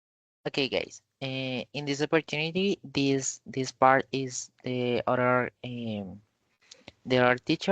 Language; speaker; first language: English; non-native, learner; Spanish